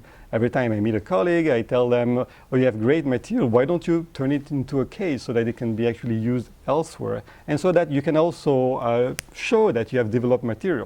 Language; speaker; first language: English; non-native, fluent; French